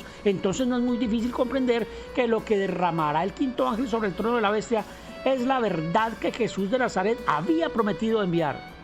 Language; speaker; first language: Spanish; native; Spanish